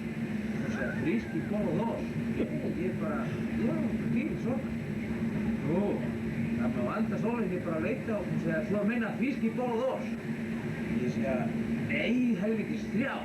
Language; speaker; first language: Icelandic; non-native, learner; Spanish